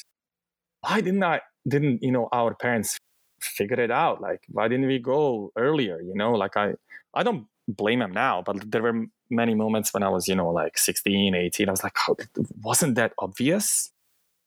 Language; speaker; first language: English; non-native, fluent; Bosnian